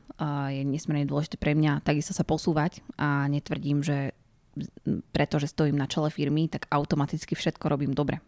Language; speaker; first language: Slovak; native; Slovak